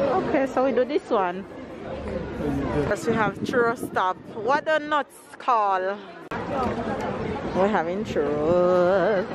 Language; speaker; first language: English; native; English